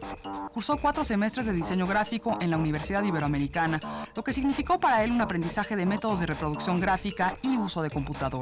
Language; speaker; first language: Spanish; native; Spanish